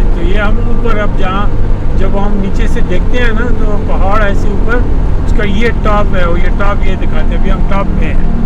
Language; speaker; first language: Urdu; non-native, local second language; Punjabi